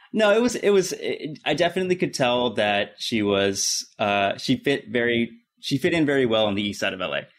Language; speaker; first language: English; native; English